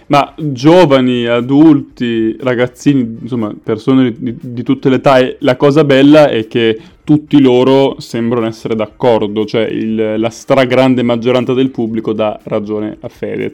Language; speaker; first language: Italian; native; Italian